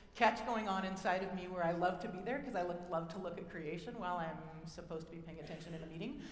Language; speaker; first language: English; native; English